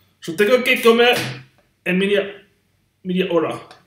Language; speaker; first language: Spanish; non-native, learner; English